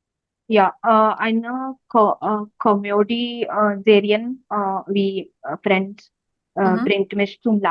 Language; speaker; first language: German; non-native, learner; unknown